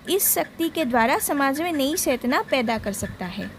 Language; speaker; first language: Hindi; non-native, local second language; Assamese